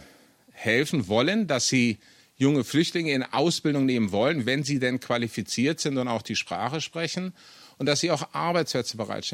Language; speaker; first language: German; native; German